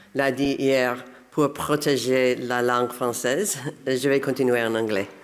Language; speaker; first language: French; non-native, fluent; English